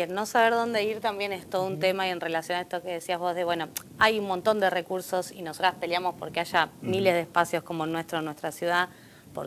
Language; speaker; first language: Spanish; native; Spanish